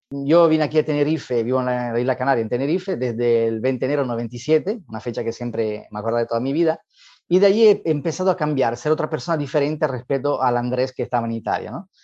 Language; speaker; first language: Spanish; non-native, fluent; Italian